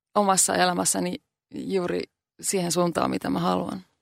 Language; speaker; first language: Finnish; native; Finnish